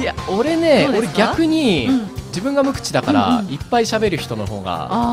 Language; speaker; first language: Japanese; native; Japanese